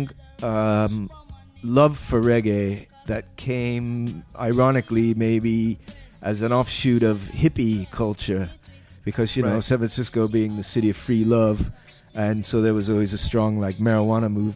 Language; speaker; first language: English; native; English